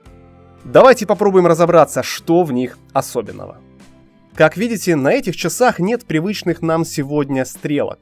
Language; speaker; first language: Russian; native; Russian